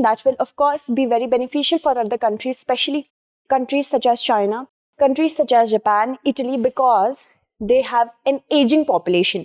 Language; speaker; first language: English; non-native, local second language; Hindi